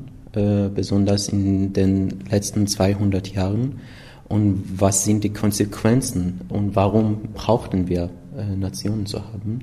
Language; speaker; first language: German; non-native, fluent; Persian